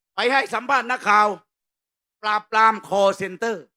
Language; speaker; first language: Thai; native; Thai